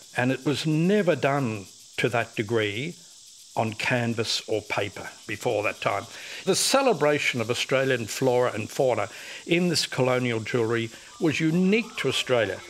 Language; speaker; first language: English; native; English